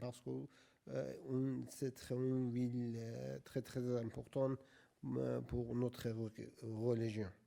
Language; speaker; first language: French; non-native, learner; Persian